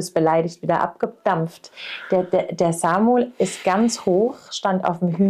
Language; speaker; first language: German; native; German